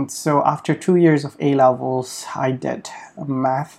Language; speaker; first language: English; non-native, fluent; Malay